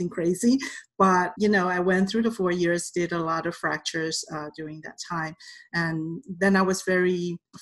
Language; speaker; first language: English; non-native, fluent; Chinese